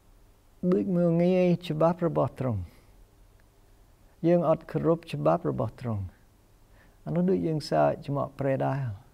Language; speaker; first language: Khmer; non-native, fluent; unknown